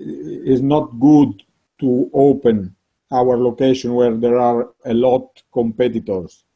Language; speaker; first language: English; non-native, learner; Italian